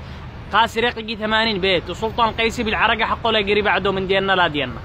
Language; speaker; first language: Arabic; native; Arabic